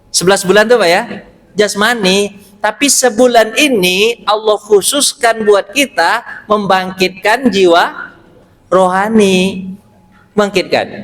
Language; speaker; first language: Indonesian; non-native, local second language; Minangkabau